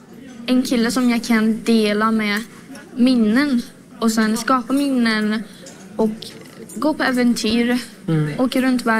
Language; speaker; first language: Swedish; early bilingual, other home language; Azerbaijani